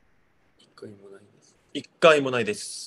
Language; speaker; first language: Japanese; non-native, learner; Korean